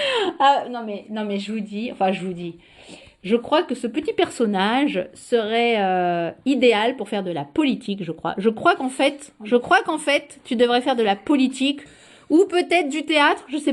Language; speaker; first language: French; native; French